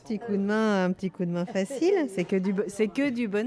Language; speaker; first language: French; native; French